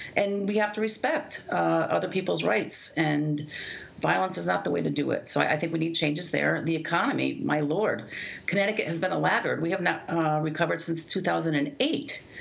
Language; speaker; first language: English; native; English